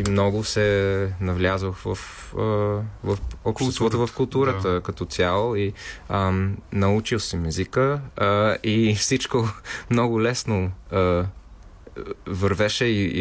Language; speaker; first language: Bulgarian; non-native, fluent; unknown